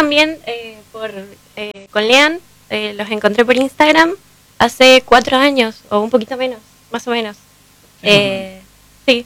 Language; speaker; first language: Spanish; native; Spanish